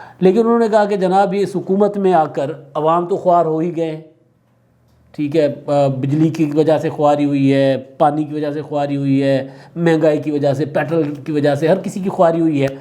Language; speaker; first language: Urdu; non-native, local second language; Sindhi